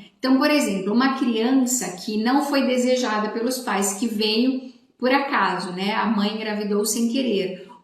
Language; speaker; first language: Portuguese; native; Portuguese